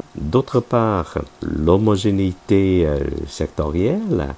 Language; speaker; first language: French; non-native, fluent; Chinese